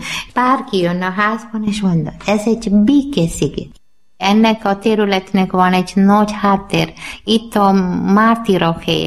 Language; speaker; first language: Hungarian; non-native, learner; Malayalam